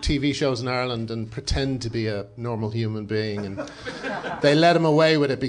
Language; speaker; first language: English; native; English